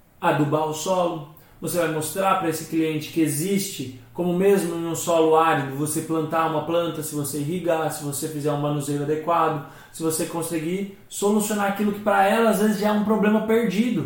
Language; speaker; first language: Portuguese; native; Portuguese